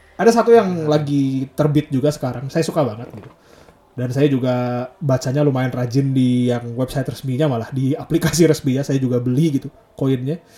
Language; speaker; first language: Indonesian; native; Indonesian